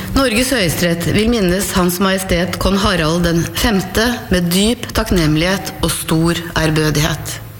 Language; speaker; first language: Norwegian; native; Norwegian